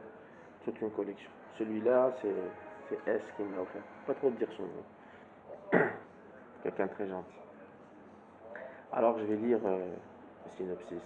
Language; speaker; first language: French; native; French